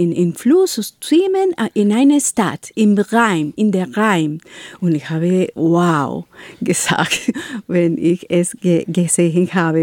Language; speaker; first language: German; non-native, learner; Spanish